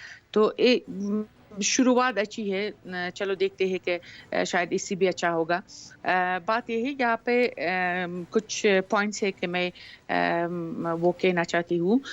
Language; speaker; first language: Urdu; non-native, fluent; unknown